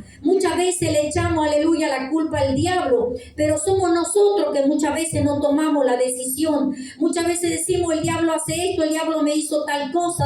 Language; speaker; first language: Spanish; native; Spanish